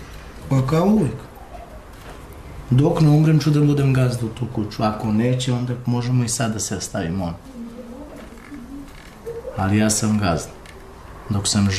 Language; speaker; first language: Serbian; non-native, local second language; Romany